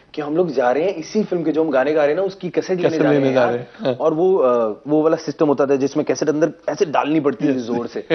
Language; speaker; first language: Hindi; native; Hindi